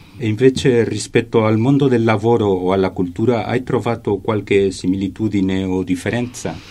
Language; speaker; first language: Italian; non-native, fluent; Spanish